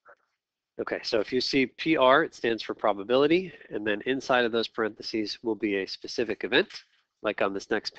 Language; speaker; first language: English; native; English